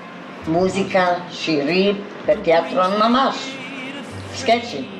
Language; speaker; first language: Hebrew; non-native, fluent; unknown